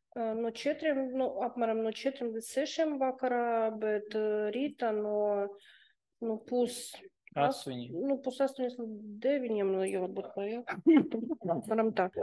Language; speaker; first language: Latvian; non-native, local second language; Russian